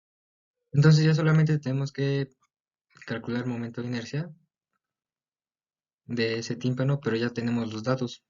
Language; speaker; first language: Spanish; native; Spanish